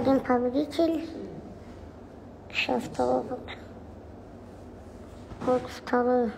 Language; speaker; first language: Russian; non-native, local second language; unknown